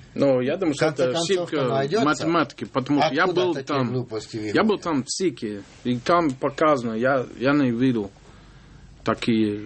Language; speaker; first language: Russian; non-native, learner; English